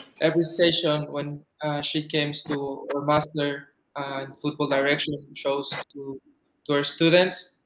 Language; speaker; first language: English; non-native, fluent; Spanish